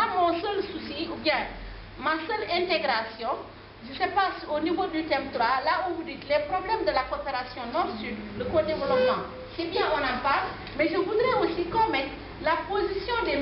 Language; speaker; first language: French; non-native, local second language; Wolof